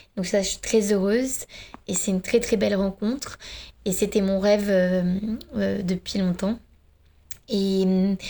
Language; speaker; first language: French; early bilingual, other home language; Finnish